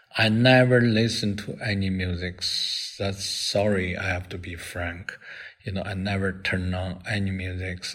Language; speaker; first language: English; non-native, fluent; Chinese